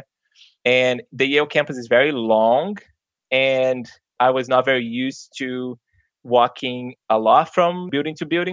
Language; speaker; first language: English; non-native, fluent; Portuguese